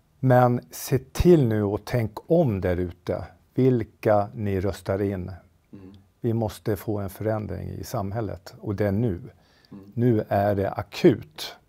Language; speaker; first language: Swedish; native; Swedish